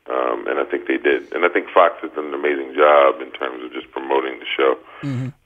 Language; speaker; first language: English; native; English